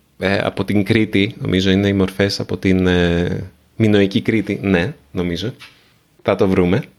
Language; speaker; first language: Greek; native; Greek